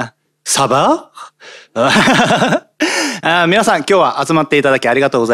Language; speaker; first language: Japanese; native; Japanese